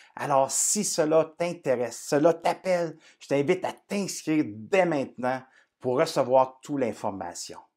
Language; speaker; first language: French; native; French